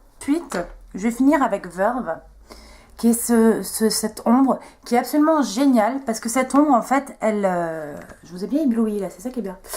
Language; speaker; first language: French; native; French